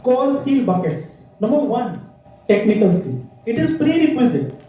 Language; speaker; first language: Hindi; non-native, local second language; Marathi